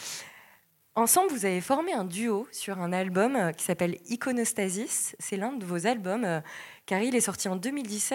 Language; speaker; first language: French; native; French